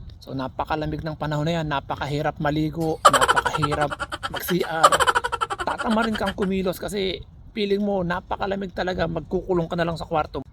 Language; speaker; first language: Filipino; native; Filipino